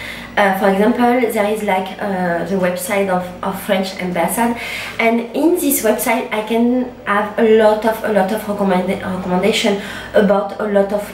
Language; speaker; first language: English; non-native, learner; French